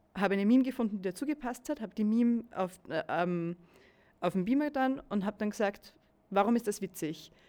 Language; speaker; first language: German; native; German